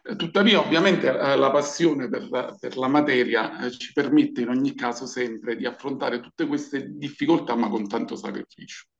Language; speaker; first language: Italian; native; Italian